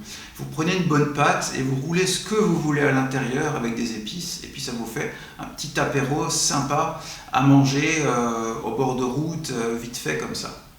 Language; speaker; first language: French; native; French